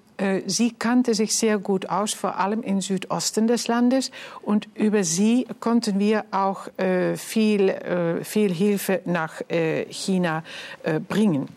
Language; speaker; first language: German; non-native, fluent; Dutch